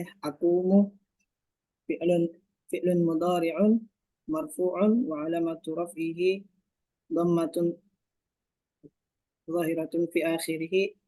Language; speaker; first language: Arabic; non-native, learner; Indonesian